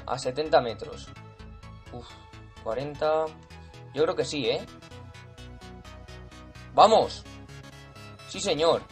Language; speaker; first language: Spanish; native; Spanish